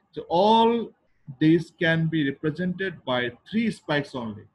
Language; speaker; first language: English; non-native, local second language; Bangla